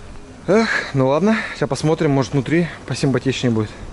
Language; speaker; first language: Russian; native; Russian